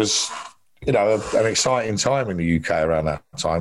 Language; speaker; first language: English; native; English